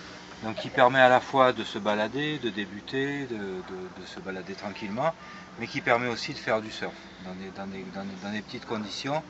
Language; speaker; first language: French; native; French